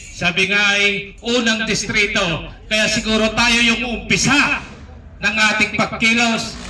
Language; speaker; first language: Filipino; native; Filipino